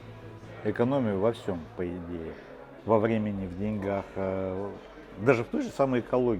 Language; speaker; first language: Russian; native; Russian